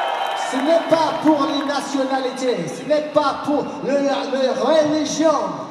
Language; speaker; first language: French; non-native, learner; English